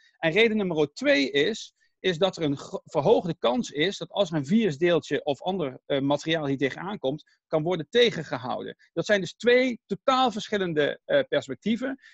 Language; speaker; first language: Dutch; native; Dutch